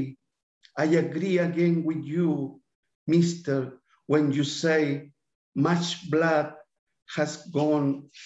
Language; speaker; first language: English; non-native, fluent; Spanish